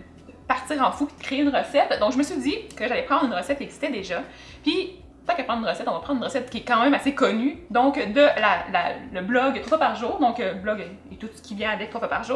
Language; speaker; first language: French; native; French